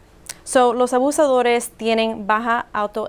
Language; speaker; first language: Spanish; early bilingual, heritage; Spanish